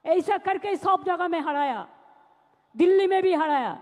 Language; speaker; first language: Hindi; non-native, local second language; Bangla